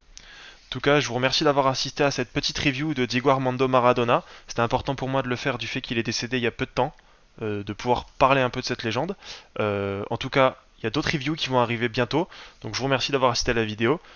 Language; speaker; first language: French; native; French